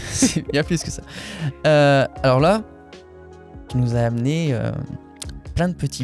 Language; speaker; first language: French; native; French